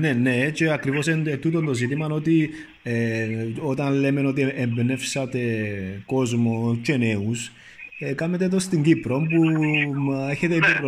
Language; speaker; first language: Greek; native; Greek